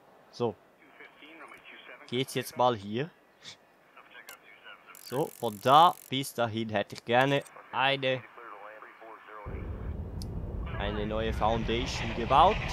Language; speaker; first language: German; native; German